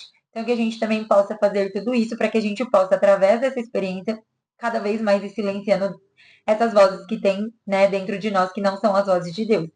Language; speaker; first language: Portuguese; native; Portuguese